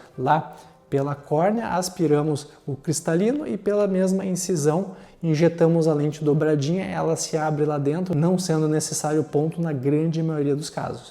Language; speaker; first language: Portuguese; native; Portuguese